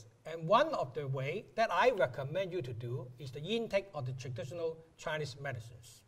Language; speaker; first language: English; non-native, local second language; Cantonese